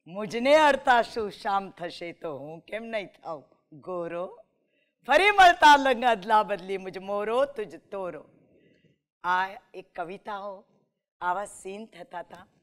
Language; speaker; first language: Gujarati; non-native, local second language; Marathi